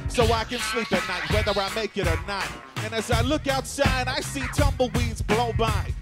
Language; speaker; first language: English; native; English